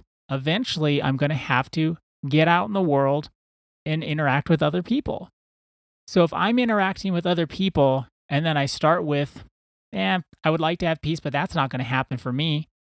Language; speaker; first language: English; native; English